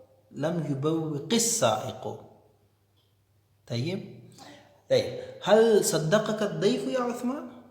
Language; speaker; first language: Arabic; non-native, fluent; Urdu